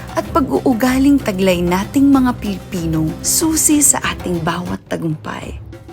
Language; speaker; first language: Filipino; native; Filipino